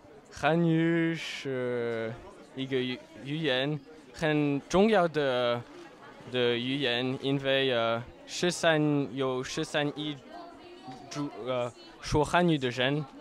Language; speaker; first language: Chinese; non-native, learner; French